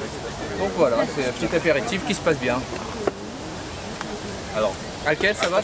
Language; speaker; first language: French; native; French